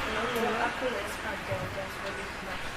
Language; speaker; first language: Romanian; non-native, local second language; Hungarian